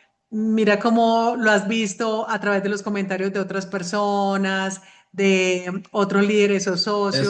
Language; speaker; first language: Spanish; native; Spanish